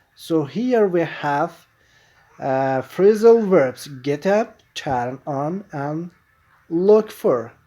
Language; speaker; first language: English; non-native, fluent; Persian